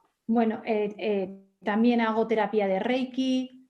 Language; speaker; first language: Spanish; native; Spanish